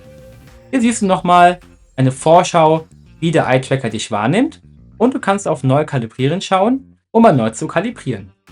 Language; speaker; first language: German; native; German